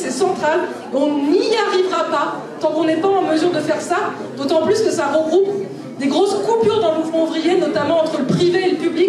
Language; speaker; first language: French; native; French